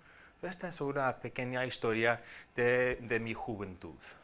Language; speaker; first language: Spanish; non-native, fluent; English